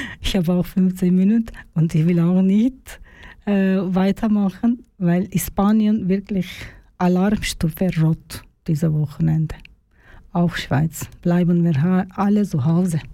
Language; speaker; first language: German; non-native, learner; Turkish